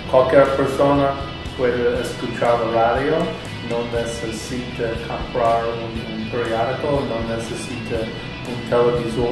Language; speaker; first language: Spanish; non-native, fluent; English